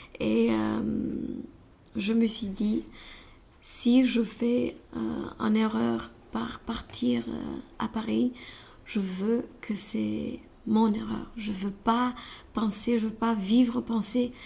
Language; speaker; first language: French; non-native, learner; Romanian